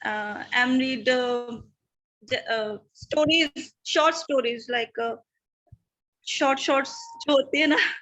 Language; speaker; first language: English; non-native, learner; Hindi